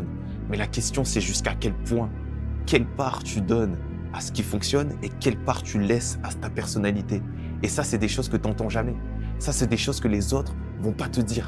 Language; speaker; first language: French; native; French